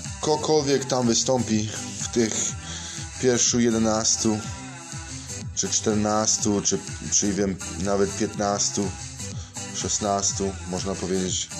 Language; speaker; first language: Polish; non-native, learner; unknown